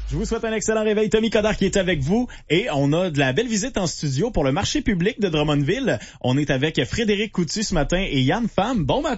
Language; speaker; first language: French; native; French